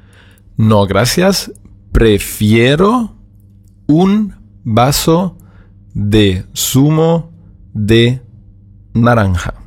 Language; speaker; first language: Spanish; non-native, fluent; German